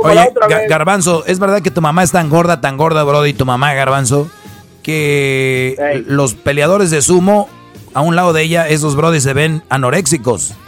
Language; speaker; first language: Spanish; native; Spanish